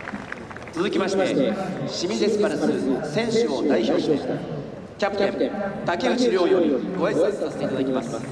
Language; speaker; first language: Japanese; native; Japanese